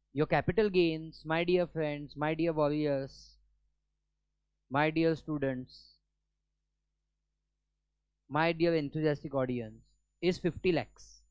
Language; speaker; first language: English; non-native, local second language; Hindi